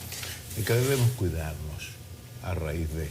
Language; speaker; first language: Spanish; native; Spanish